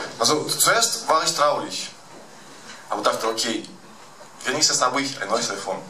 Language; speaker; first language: German; early bilingual, other home language; Russian